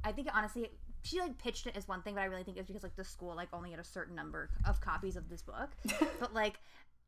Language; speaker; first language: English; native; English